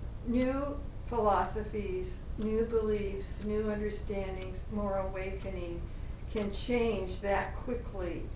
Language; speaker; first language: English; native; English